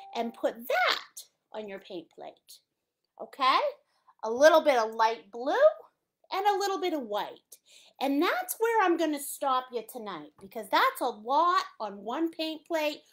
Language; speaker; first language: English; native; English